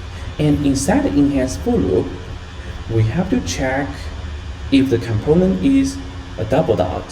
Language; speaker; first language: English; non-native, fluent; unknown